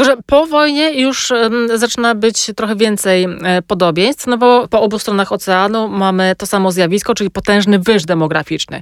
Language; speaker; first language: Polish; native; Polish